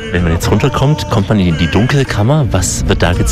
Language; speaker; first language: German; native; German